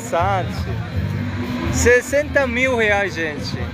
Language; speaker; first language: Portuguese; non-native, learner; Korean